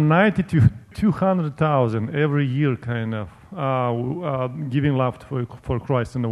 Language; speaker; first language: English; non-native, fluent; Romanian